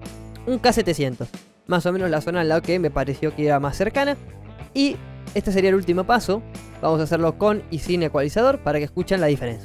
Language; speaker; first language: Spanish; native; Spanish